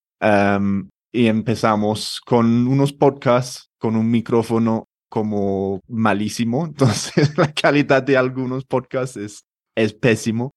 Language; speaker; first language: Spanish; non-native, fluent; English